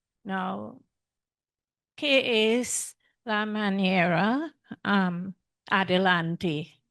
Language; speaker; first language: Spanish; non-native, learner; English